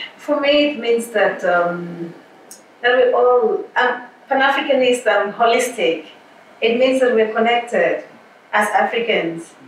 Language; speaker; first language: English; non-native, fluent; Portuguese